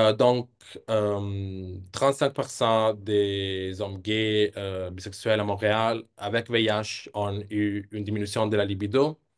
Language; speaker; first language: French; non-native, fluent; Italian